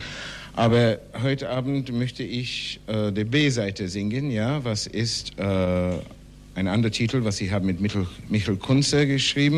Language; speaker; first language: German; non-native, learner; English